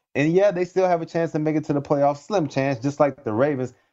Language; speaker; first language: English; native; English